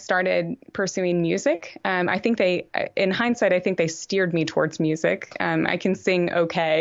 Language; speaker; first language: English; native; English